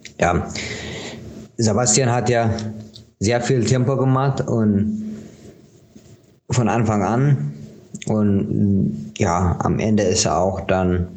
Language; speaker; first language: German; non-native, fluent; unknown